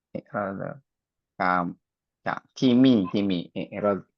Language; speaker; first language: Arabic; non-native, learner; Indonesian